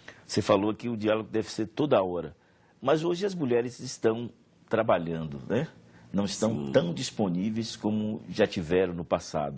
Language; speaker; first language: Portuguese; native; Portuguese